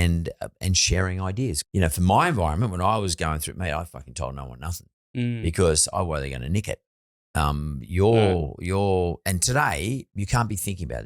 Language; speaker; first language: English; native; English